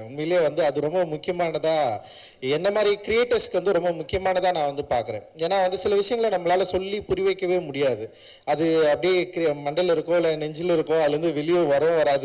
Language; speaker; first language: Tamil; native; Tamil